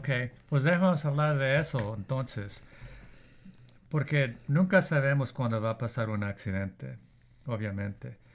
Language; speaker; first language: Spanish; early bilingual, heritage; Spanish